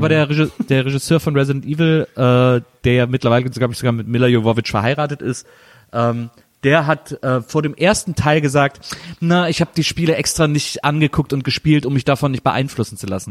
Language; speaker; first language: German; native; German